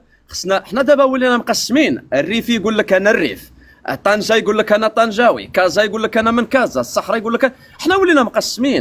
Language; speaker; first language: Arabic; native; Arabic